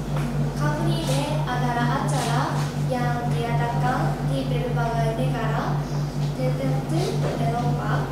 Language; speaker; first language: Indonesian; non-native, learner; Japanese